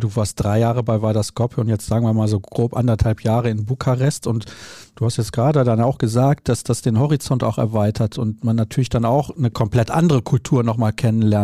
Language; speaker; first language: German; native; German